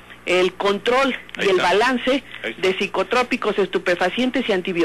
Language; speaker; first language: Spanish; native; Spanish